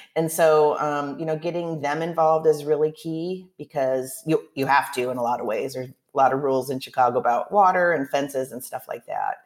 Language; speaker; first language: English; native; English